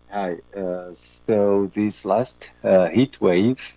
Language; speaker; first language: English; non-native, fluent; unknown